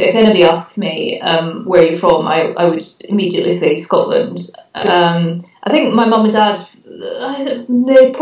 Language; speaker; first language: English; native; English